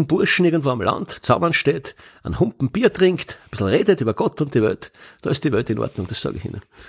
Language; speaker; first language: German; native; German